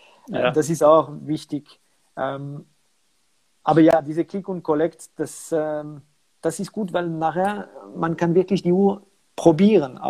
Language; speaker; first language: German; non-native, local second language; French